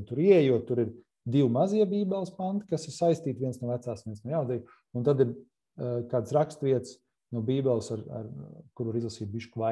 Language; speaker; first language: Latvian; native; Latvian